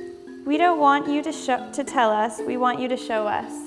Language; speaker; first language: English; native; English